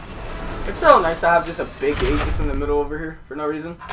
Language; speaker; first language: English; native; English